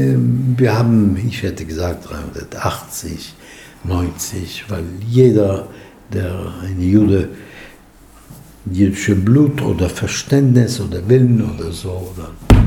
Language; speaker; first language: German; non-native, fluent; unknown